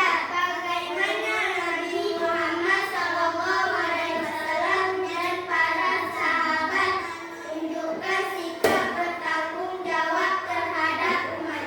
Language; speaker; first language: Indonesian; native; Indonesian